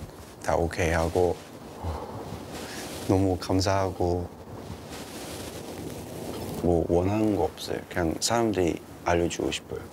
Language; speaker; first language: Korean; non-native, fluent; Cantonese